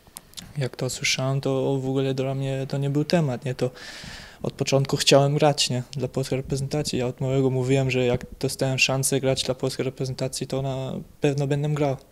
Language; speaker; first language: Polish; early bilingual, heritage; Polish